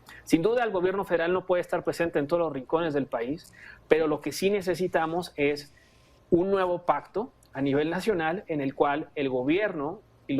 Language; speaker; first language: Spanish; native; Spanish